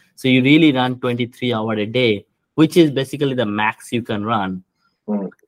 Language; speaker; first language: English; non-native, local second language; Bangla